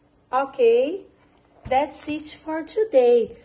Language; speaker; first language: English; non-native, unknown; Portuguese